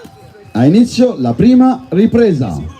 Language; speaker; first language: Italian; native; Italian